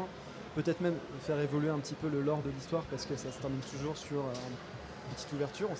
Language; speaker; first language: French; native; French